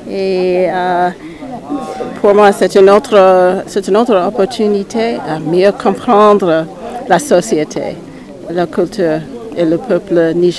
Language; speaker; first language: French; non-native, fluent; English